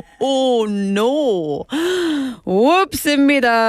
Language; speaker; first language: Korean; non-native, learner; English